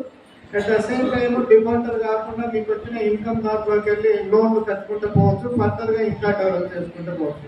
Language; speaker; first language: Telugu; native; Telugu